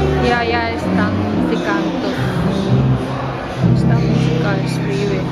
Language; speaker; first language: Spanish; non-native, fluent; Russian